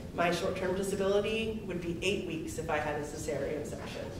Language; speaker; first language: English; native; English